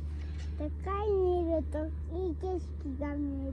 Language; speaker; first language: Japanese; native; Japanese